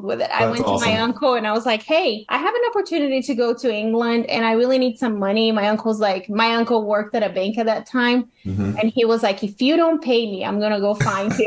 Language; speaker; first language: English; non-native, fluent; Portuguese